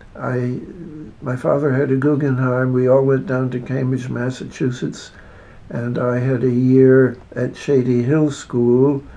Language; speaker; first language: English; native; English